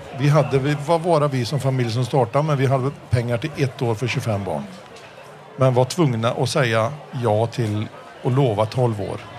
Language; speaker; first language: Swedish; early bilingual, heritage; Swedish